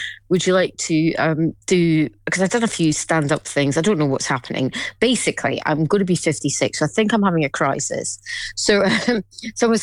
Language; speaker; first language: English; native; English